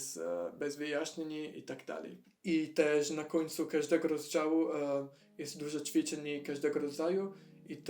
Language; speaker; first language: Polish; non-native, fluent; Italian